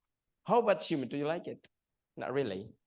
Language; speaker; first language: English; non-native, learner; Indonesian